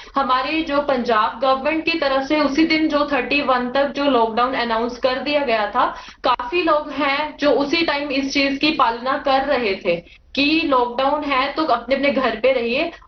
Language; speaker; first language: Hindi; native; Hindi